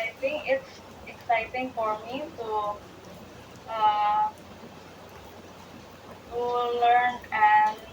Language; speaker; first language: English; non-native, learner; Indonesian